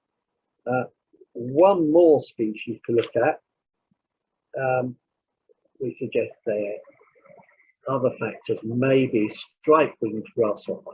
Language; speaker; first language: English; native; English